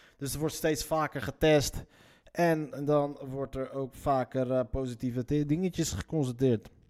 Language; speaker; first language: Dutch; early bilingual, other home language; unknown